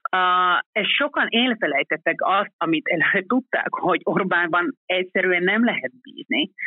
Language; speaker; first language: Hungarian; non-native, fluent; Finnish